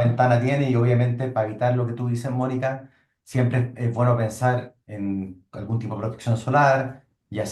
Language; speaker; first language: Spanish; native; Spanish